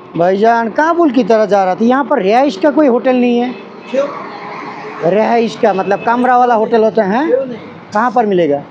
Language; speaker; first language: Hindi; non-native, learner; Bangla